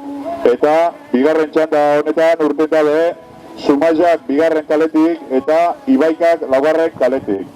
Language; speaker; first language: Basque; native; Basque